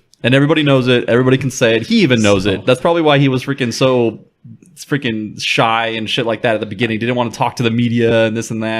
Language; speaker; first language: English; native; English